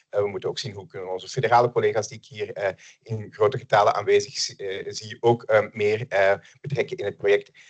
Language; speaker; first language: Dutch; native; Dutch